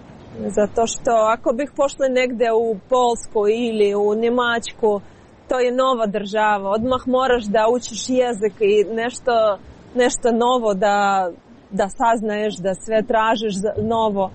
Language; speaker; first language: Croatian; non-native, fluent; Ukrainian